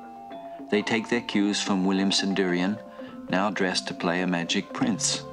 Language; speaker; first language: English; native; English